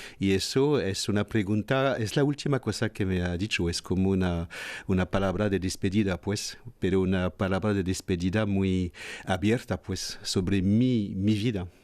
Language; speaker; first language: Spanish; non-native, fluent; French